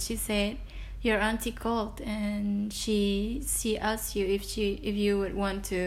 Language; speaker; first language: English; non-native, fluent; Indonesian